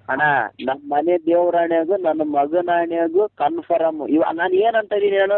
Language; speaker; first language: Kannada; native; Kannada